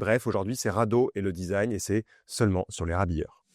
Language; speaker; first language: French; native; French